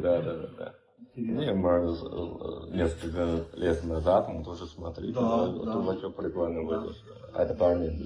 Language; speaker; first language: Russian; non-native, learner; Chinese